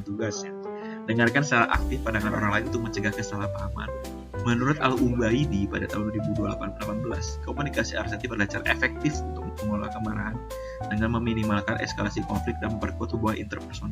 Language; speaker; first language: Indonesian; native; Indonesian